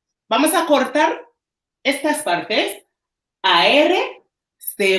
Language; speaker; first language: Spanish; non-native, fluent; English